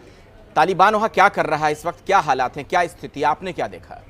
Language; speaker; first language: Hindi; native; Hindi